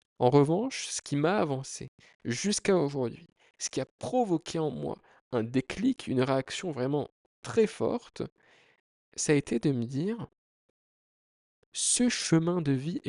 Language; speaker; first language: French; native; French